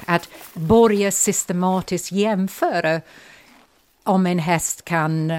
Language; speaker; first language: Swedish; non-native, fluent; English